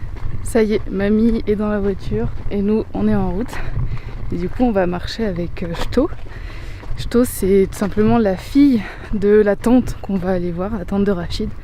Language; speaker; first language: French; native; French